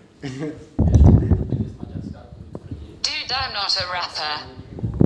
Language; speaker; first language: English; non-native, learner; Russian